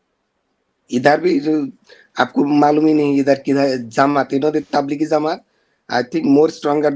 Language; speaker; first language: Hindi; non-native, learner; Bangla